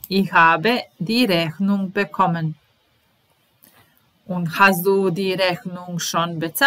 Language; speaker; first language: German; non-native, fluent; Serbian